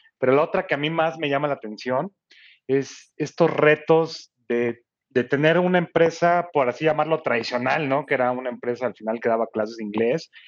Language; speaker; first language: Spanish; native; Spanish